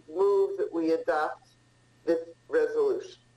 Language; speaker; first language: English; early bilingual, other home language; Italian